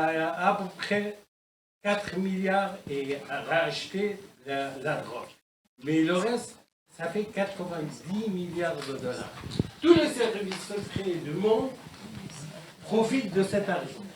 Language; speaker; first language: French; non-native, fluent; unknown